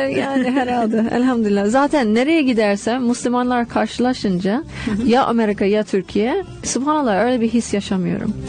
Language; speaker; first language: Turkish; non-native, fluent; English